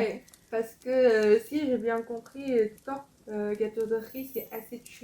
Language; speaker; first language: French; non-native, fluent; Korean